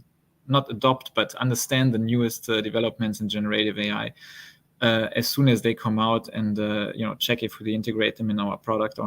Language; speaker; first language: English; non-native, fluent; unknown